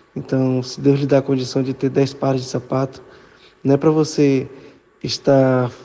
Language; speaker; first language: Portuguese; native; Portuguese